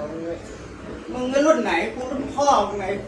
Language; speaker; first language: Thai; native; Thai